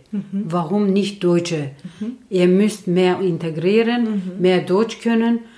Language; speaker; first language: German; non-native, learner; Kurdish